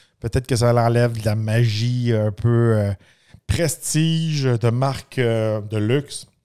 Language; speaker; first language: French; native; French